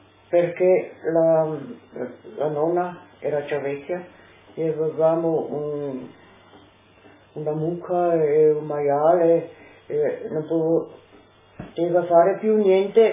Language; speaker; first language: Italian; non-native, local second language; Slovenian